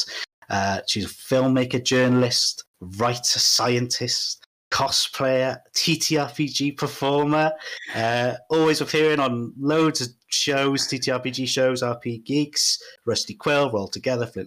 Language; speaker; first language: English; native; English